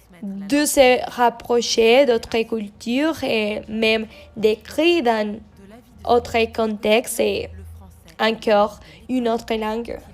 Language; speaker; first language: French; non-native, learner; Spanish